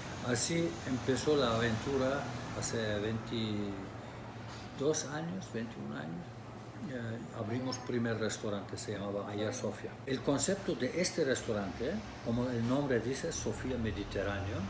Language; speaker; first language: Spanish; non-native, fluent; Turkish